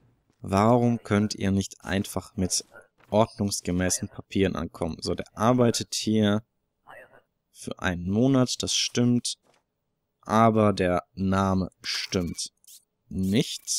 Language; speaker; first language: German; native; German